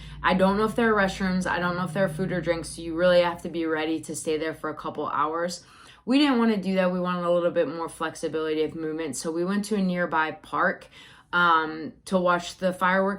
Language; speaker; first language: English; native; English